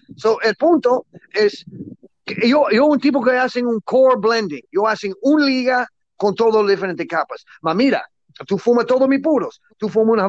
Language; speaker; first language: Spanish; non-native, learner; English